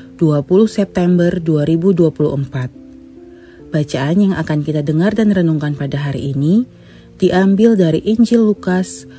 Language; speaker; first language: Indonesian; native; Indonesian